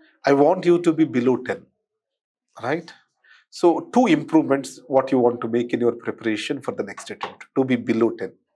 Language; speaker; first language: English; non-native, local second language; Telugu